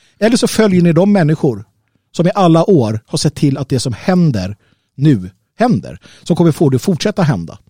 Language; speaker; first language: Swedish; native; Swedish